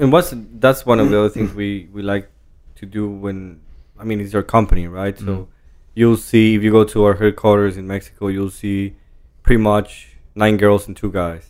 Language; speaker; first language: English; non-native, fluent; Spanish